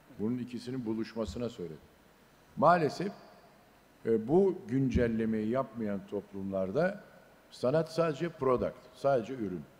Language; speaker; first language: Turkish; native; Turkish